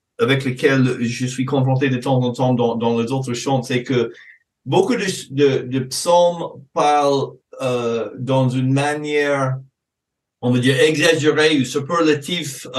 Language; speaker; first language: French; non-native, fluent; English